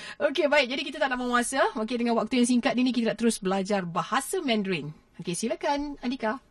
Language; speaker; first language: Malay; native; Malay